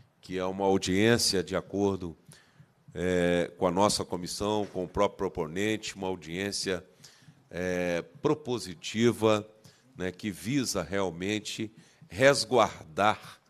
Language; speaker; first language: Portuguese; native; Portuguese